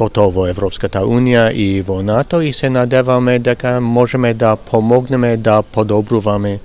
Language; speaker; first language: Macedonian; non-native, fluent; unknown